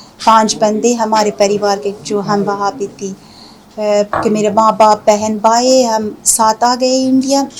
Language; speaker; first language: Hindi; non-native, fluent; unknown